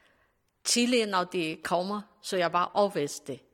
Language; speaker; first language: Danish; non-native, learner; Chinese